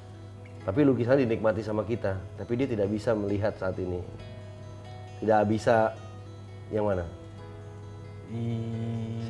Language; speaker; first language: Indonesian; native; Indonesian